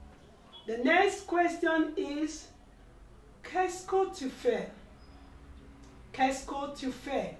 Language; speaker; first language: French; non-native, learner; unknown